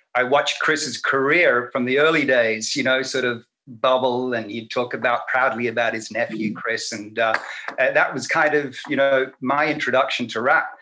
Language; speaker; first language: English; native; English